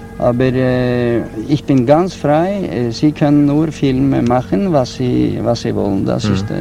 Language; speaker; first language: German; non-native, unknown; Norwegian